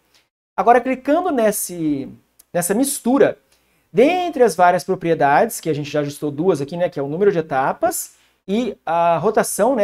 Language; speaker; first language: Portuguese; native; Portuguese